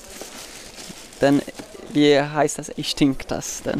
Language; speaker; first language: German; non-native, learner; Portuguese